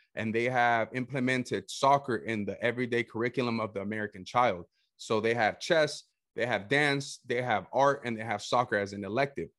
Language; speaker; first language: English; early bilingual, other home language; Spanish